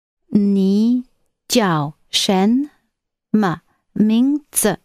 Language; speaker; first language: Chinese; non-native, learner; English